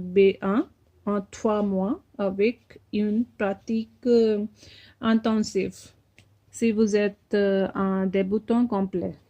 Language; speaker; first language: French; non-native, fluent; Punjabi